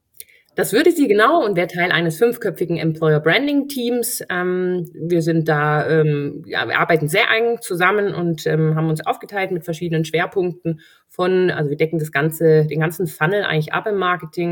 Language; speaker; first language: German; native; German